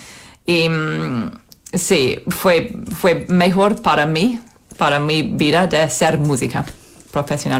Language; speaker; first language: Spanish; non-native, fluent; English